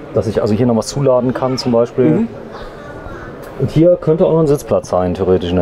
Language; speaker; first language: German; native; German